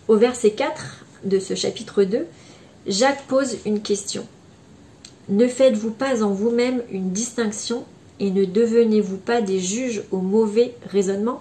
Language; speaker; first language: French; native; French